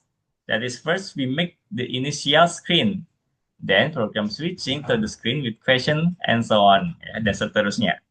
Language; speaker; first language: English; non-native, fluent; Indonesian